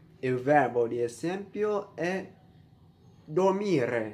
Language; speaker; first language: Italian; non-native, learner; Vietnamese